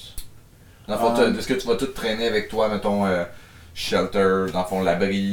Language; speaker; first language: French; native; French